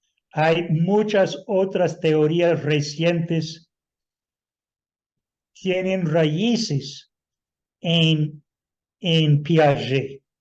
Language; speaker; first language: Spanish; non-native, fluent; English